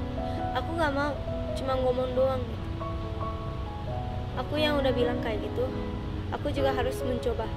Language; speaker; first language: Indonesian; non-native, fluent; Japanese